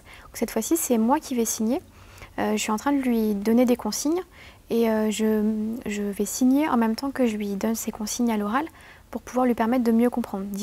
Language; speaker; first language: French; native; French